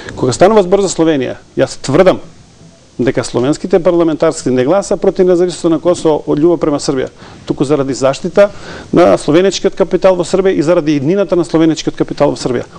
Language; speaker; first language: Macedonian; non-native, local second language; Serbian